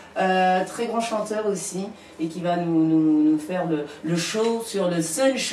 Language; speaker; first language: French; native; French